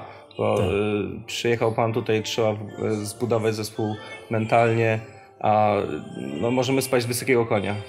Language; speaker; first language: Polish; native; Polish